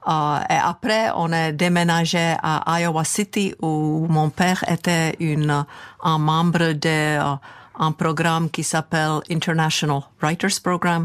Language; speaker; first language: French; non-native, fluent; Czech